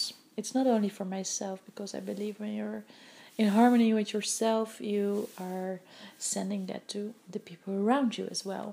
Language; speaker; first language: English; non-native, fluent; Dutch